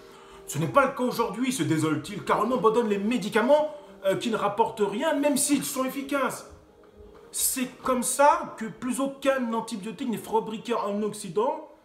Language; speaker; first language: French; native; French